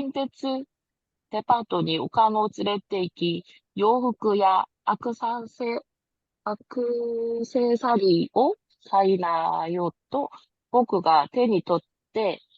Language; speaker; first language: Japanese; non-native, learner; Korean